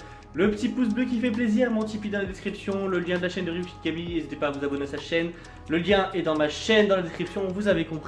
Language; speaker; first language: French; native; French